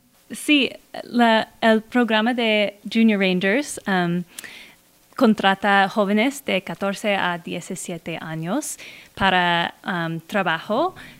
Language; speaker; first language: Spanish; non-native, learner; English